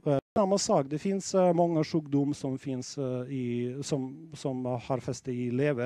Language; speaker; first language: Swedish; non-native, fluent; Russian